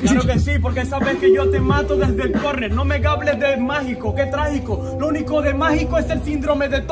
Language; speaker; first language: Spanish; native; Spanish